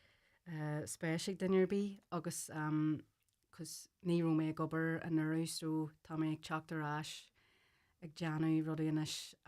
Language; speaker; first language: Irish; non-native, local second language; English